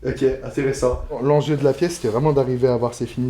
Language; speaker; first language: French; native; French